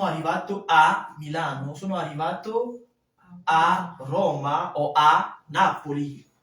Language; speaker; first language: Italian; non-native, fluent; French